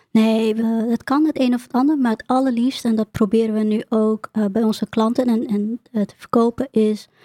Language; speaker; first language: Dutch; early bilingual, other home language; Vietnamese